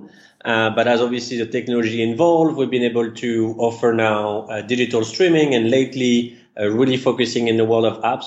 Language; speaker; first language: English; non-native, fluent; French